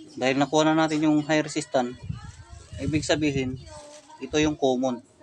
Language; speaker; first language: Filipino; native; Filipino